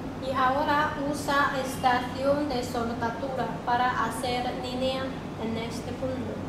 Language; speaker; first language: Spanish; non-native, learner; Chinese